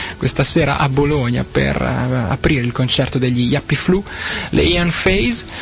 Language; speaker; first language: Italian; native; Italian